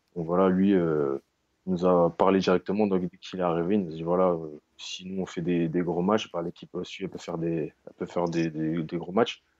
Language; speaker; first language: French; native; French